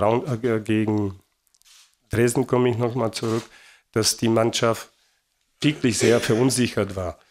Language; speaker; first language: German; non-native, fluent; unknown